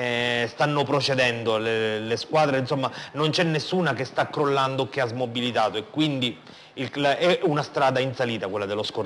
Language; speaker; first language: Italian; native; Italian